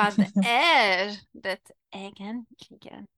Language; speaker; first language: Swedish; non-native, learner; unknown